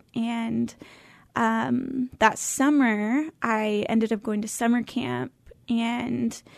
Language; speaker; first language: English; native; English